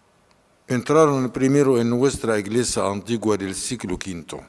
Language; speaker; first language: Spanish; non-native, fluent; Arabic